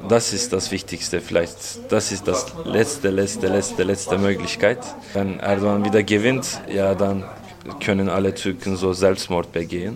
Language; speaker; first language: German; non-native, fluent; Turkish